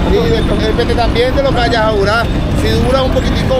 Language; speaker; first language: Spanish; native; Spanish